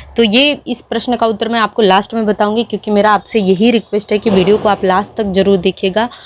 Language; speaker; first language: Hindi; native; Hindi